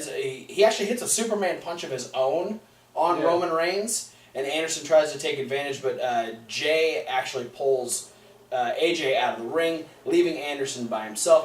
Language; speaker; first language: English; native; English